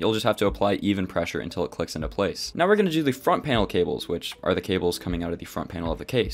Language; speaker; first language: English; native; English